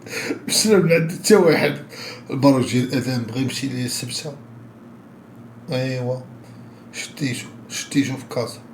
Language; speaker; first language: Arabic; native; Arabic